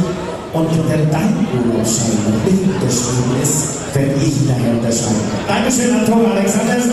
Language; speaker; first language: German; native; German